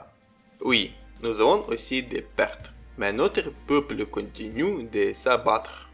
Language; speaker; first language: French; non-native, learner; Ukrainian